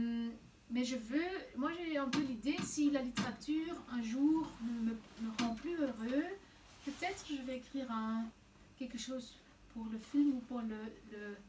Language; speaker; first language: French; non-native, local second language; Dutch